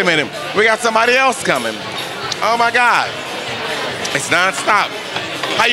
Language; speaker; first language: English; native; English